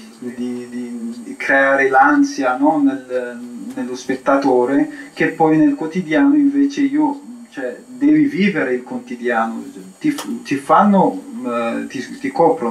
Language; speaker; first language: Italian; non-native, fluent; Amharic